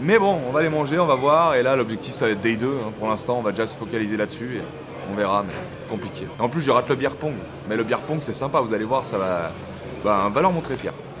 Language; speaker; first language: French; native; French